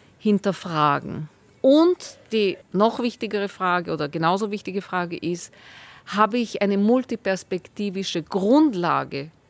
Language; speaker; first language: German; native; German